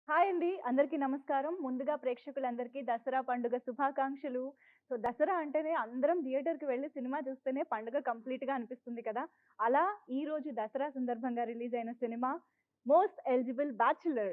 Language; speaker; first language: Telugu; native; Telugu